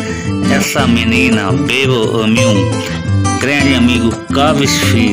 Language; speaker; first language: Portuguese; non-native, learner; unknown